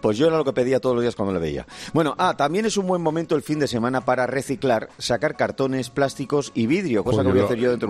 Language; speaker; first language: Spanish; native; Spanish